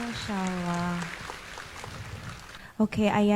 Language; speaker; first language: Indonesian; native; Indonesian